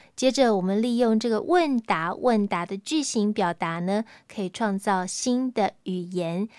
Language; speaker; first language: Chinese; native; Chinese